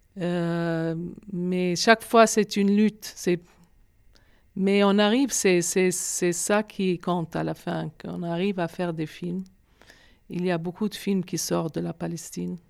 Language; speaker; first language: French; non-native, fluent; Arabic